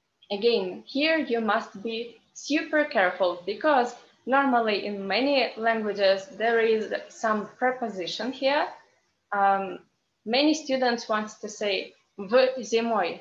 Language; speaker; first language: English; non-native, fluent; Russian